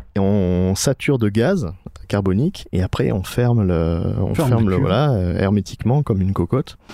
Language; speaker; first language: French; native; French